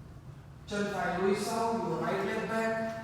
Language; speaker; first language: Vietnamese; non-native, learner; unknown